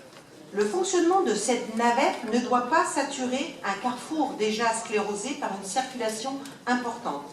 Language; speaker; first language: French; native; French